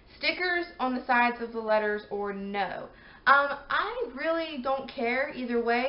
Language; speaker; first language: English; native; English